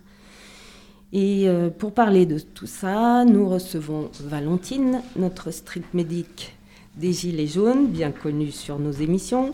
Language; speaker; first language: French; native; French